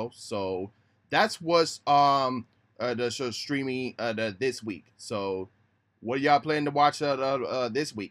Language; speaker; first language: English; native; English